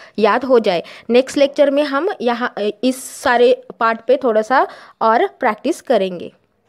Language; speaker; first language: Hindi; non-native, local second language; Marathi